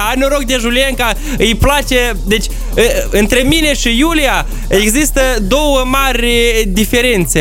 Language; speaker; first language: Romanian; non-native, local second language; Russian